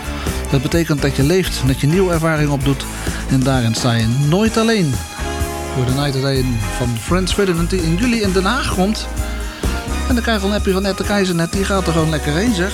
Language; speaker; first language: Dutch; native; Dutch